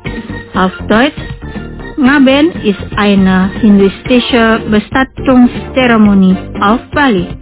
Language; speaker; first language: German; non-native, fluent; Indonesian